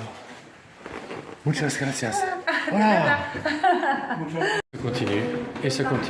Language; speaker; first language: French; native; French